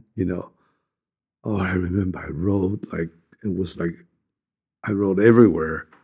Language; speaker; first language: English; non-native, fluent; Japanese